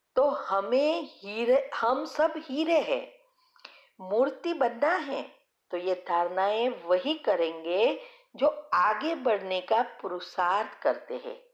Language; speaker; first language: Hindi; native; Hindi